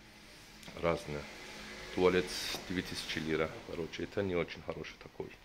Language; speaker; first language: Russian; non-native, learner; Turkish